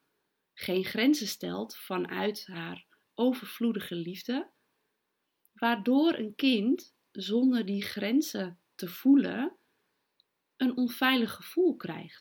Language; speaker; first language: Dutch; native; Dutch